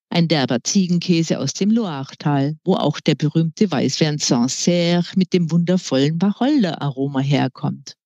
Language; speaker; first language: German; native; German